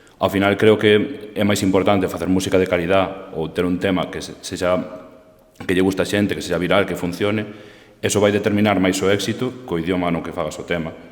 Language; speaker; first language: Galician; non-native, local second language; Spanish